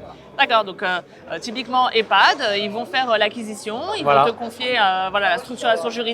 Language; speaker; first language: French; native; French